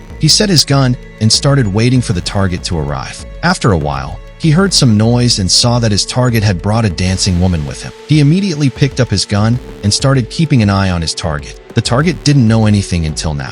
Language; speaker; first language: English; non-native, local second language; Hindi